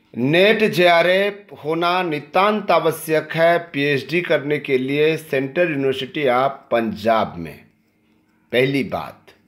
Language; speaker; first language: Hindi; native; Hindi